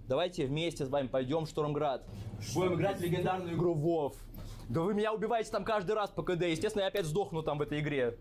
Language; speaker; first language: Russian; native; Russian